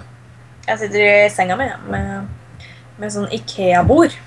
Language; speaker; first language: Norwegian; native; Norwegian